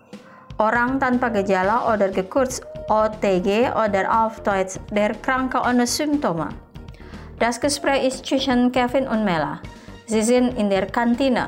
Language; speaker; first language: German; non-native, fluent; Indonesian